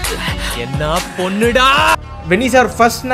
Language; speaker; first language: English; non-native, learner; Tamil